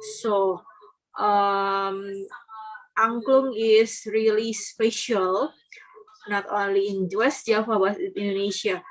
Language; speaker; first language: English; non-native, learner; Indonesian